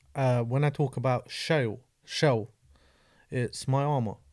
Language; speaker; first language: English; native; English